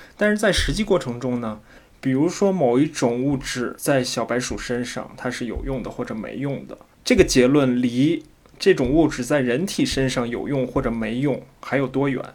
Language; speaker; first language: Chinese; native; Chinese